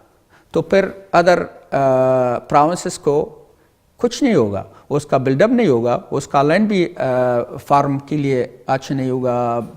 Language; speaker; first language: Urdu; non-native, learner; Pashto